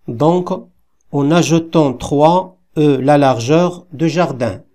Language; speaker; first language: French; non-native, local second language; Arabic